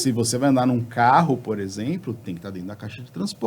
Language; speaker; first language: Portuguese; native; Portuguese